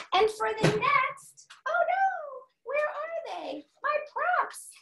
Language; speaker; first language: English; native; English